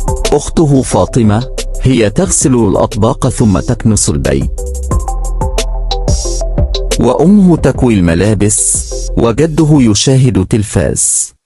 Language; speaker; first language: Arabic; non-native, learner; Indonesian